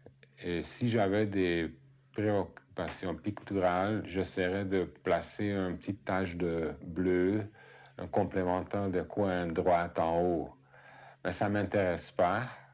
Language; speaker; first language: French; non-native, fluent; Hungarian